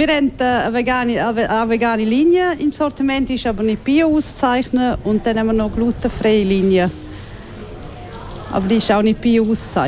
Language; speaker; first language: German; native; German